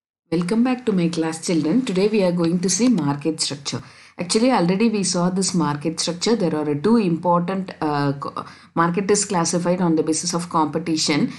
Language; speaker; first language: English; non-native, local second language; Tamil